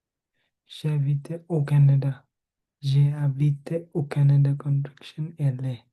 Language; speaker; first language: French; non-native, learner; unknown